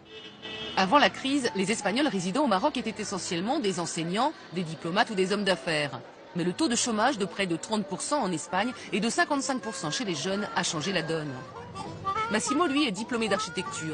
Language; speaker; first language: French; native; French